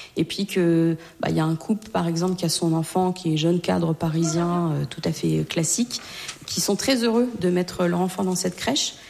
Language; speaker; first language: French; native; French